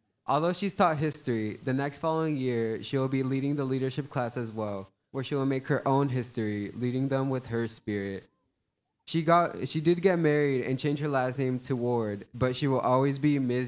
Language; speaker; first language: English; native; English